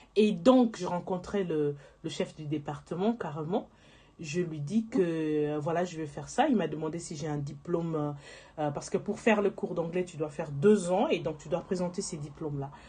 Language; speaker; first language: French; non-native, local second language; Lingala